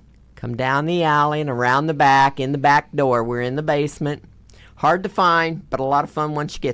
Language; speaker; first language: English; native; English